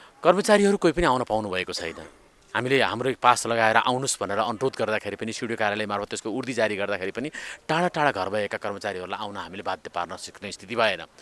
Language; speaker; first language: Nepali; native; Nepali